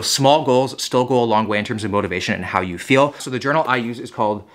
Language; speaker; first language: English; native; English